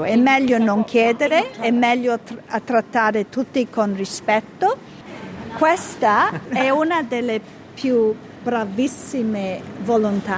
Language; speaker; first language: Italian; early bilingual, heritage; Italian